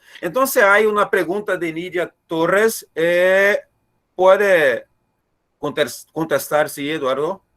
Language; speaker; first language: Spanish; non-native, learner; Portuguese